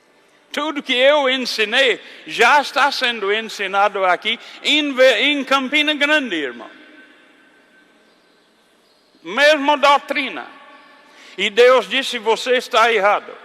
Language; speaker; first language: Portuguese; non-native, fluent; English